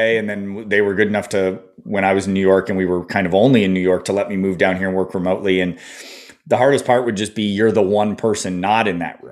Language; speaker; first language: English; native; English